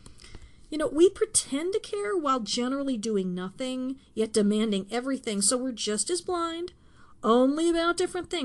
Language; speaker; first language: English; native; English